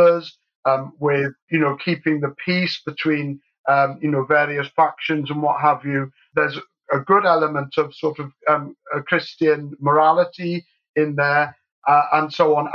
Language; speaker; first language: English; native; English